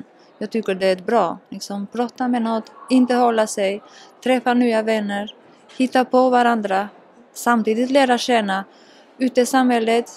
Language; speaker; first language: Swedish; non-native, learner; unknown